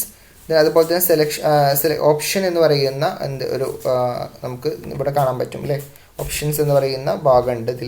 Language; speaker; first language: Malayalam; native; Malayalam